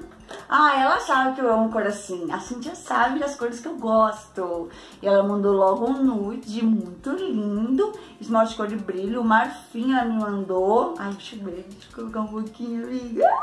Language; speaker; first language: Portuguese; native; Portuguese